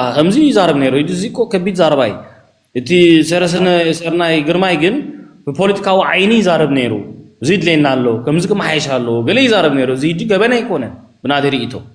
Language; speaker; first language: Tigrinya; early bilingual, heritage; Tigrinya